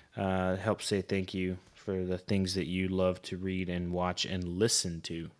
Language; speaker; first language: English; native; English